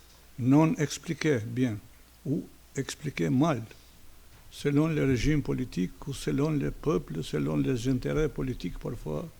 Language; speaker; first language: French; non-native, fluent; Albanian